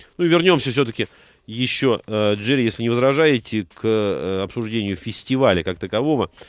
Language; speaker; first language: Russian; native; Russian